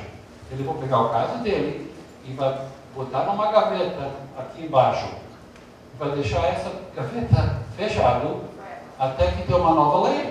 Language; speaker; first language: Portuguese; early bilingual, heritage; Portuguese